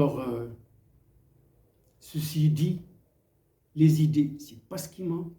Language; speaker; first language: French; non-native, local second language; Arabic